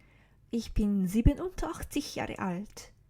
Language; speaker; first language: German; non-native, learner; Korean